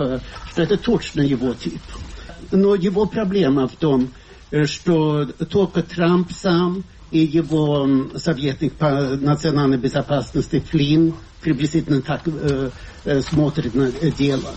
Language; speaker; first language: Russian; non-native, fluent; Swedish